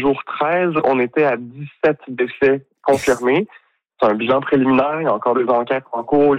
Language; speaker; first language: French; native; French